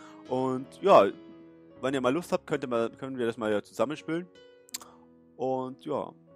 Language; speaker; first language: German; native; German